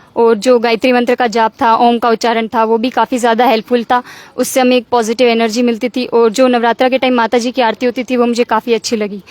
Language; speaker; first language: Hindi; native; Hindi